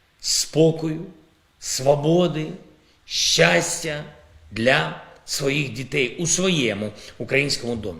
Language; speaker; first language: Ukrainian; non-native, local second language; Russian